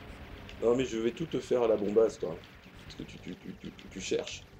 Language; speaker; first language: French; native; French